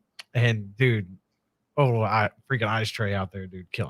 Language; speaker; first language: English; native; English